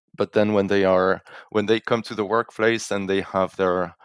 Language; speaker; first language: English; non-native, fluent; French